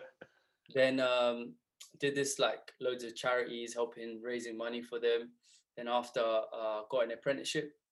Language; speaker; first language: English; native; English